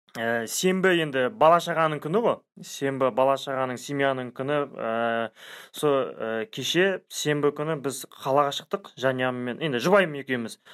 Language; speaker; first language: Kazakh; native; Kazakh